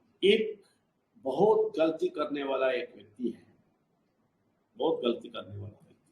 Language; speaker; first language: Hindi; non-native, local second language; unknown